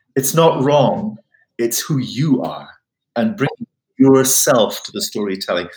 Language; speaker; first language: English; native; English